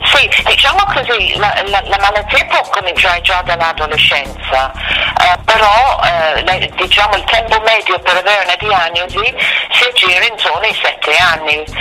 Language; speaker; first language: Italian; non-native, fluent; English